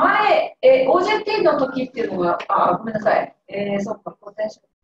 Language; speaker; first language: Japanese; native; Japanese